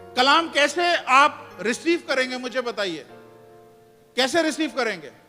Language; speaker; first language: Urdu; non-native, local second language; Punjabi